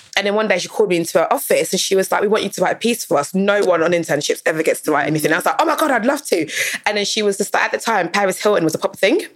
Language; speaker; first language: English; native; English